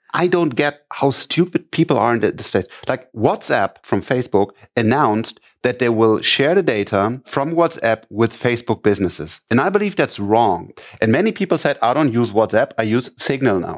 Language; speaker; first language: English; non-native, fluent; German